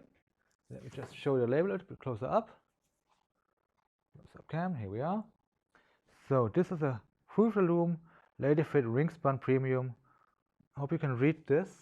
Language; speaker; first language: English; non-native, fluent; German